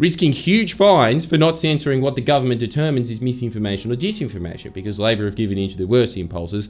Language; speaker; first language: English; native; English